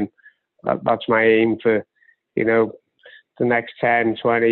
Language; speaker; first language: English; native; English